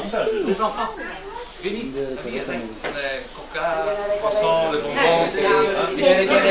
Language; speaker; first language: French; non-native, fluent; Italian